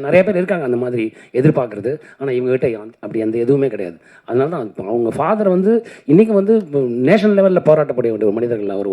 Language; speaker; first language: Tamil; native; Tamil